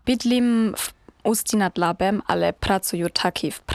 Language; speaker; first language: Czech; non-native, learner; German